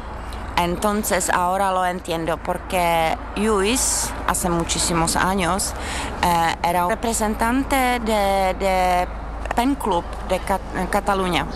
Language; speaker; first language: Spanish; non-native, fluent; Czech